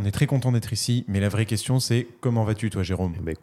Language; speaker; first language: French; native; French